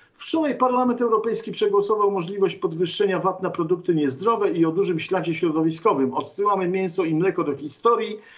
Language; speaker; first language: Polish; native; Polish